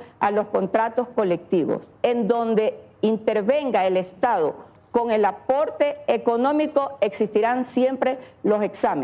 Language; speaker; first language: Spanish; native; Spanish